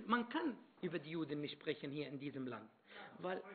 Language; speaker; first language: German; non-native, fluent; Arabic